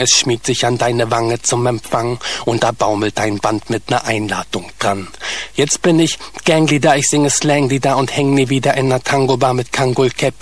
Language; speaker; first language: German; native; German